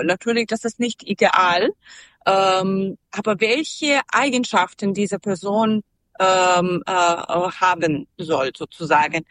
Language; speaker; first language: German; non-native, fluent; Serbian